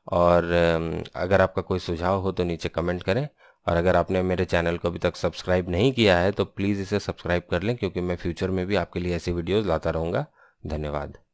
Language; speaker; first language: Hindi; non-native, local second language; Bangla